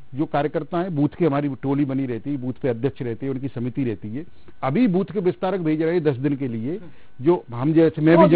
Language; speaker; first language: Hindi; native; Hindi